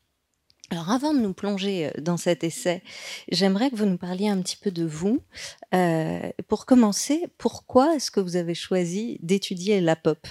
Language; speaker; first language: French; native; French